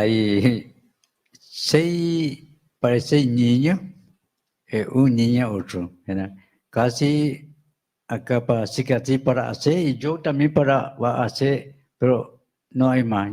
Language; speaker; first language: Spanish; non-native, local second language; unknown